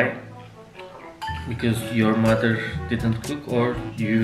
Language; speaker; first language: English; non-native, learner; Turkish